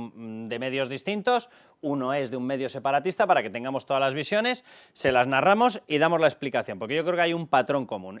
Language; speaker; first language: Spanish; native; Spanish